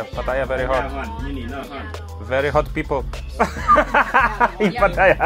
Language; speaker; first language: English; non-native, learner; Polish